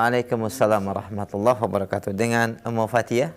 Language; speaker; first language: Indonesian; native; Indonesian